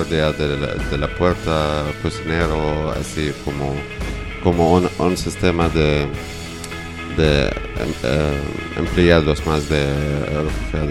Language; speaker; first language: Spanish; non-native, learner; Arabic